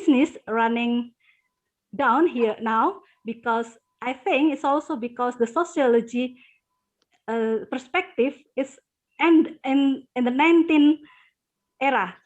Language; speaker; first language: English; non-native, learner; Indonesian